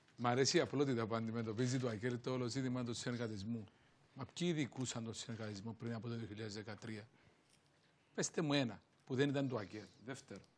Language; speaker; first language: Greek; native; Greek